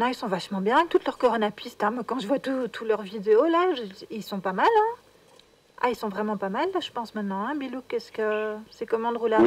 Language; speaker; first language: French; native; French